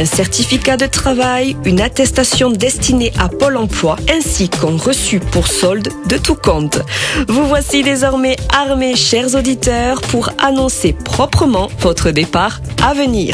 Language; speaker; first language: French; native; French